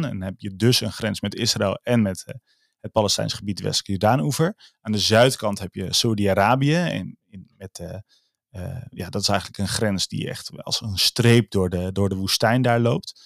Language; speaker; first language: Dutch; native; Dutch